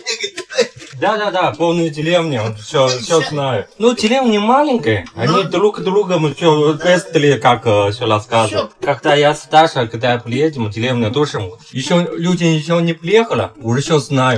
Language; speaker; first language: Russian; non-native, learner; Chinese